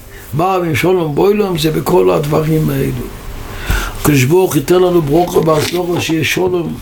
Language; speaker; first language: Hebrew; non-native, local second language; Yiddish